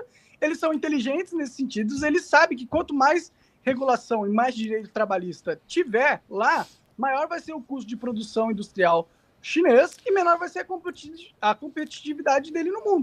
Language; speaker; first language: Portuguese; native; Portuguese